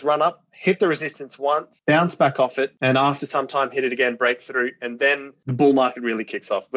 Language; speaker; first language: English; native; English